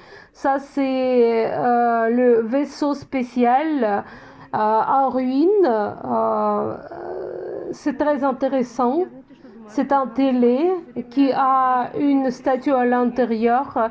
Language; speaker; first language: French; non-native, fluent; Russian